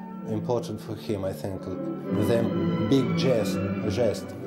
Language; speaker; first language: English; non-native, learner; Russian